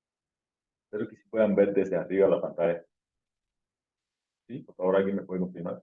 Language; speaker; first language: Spanish; native; Spanish